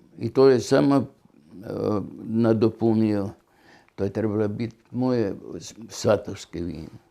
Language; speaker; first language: Bosnian; non-native, local second language; German